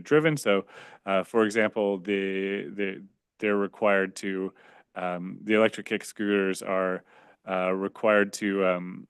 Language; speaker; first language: English; native; English